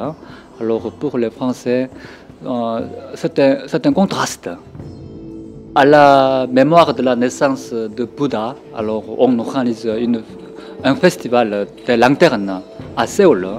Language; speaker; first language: French; non-native, fluent; Korean